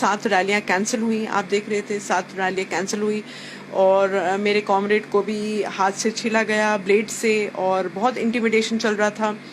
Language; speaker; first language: Hindi; non-native, local second language; Bangla